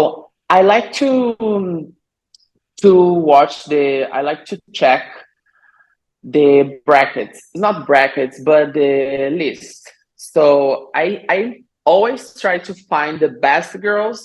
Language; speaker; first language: English; non-native, learner; Portuguese